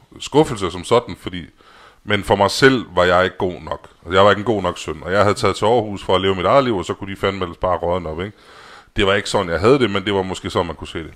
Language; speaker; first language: Danish; native; Danish